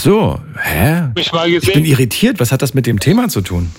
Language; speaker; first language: German; native; German